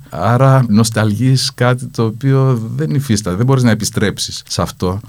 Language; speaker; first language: Greek; native; Greek